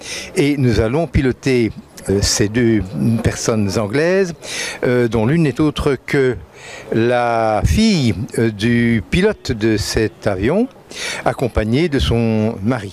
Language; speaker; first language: French; native; French